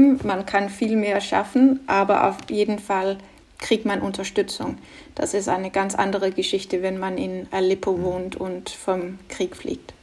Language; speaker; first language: German; non-native, fluent; Danish